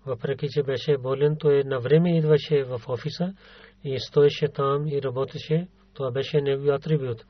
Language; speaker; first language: Bulgarian; non-native, learner; Urdu